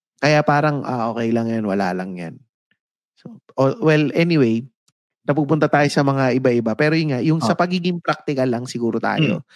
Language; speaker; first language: Filipino; native; Filipino